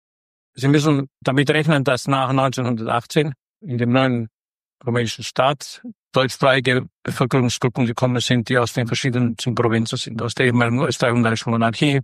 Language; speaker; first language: German; non-native, fluent; Romanian